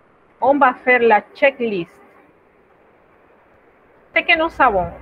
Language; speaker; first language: French; non-native, fluent; Spanish